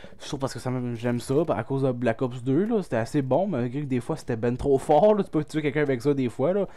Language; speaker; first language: French; native; French